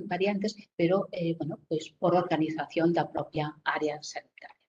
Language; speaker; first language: Spanish; native; Spanish